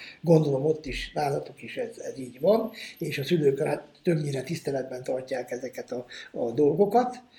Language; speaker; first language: Hungarian; native; Hungarian